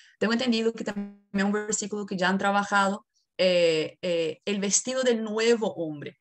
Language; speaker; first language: Spanish; non-native, fluent; Portuguese